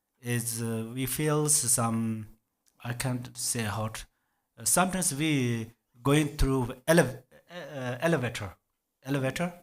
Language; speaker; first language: English; non-native, learner; Tibetan